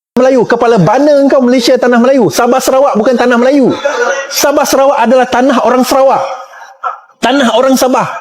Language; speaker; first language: Malay; non-native, local second language; Chinese